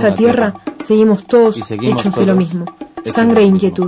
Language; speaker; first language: Spanish; native; Spanish